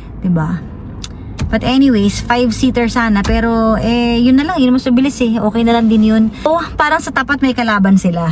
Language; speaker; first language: Filipino; native; Filipino